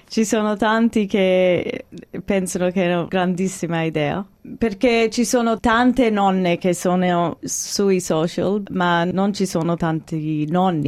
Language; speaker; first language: Italian; early bilingual, heritage; English